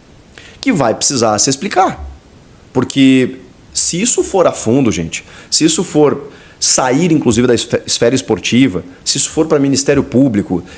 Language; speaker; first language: Portuguese; native; Portuguese